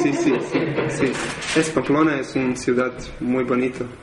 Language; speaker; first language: Spanish; non-native, learner; Serbian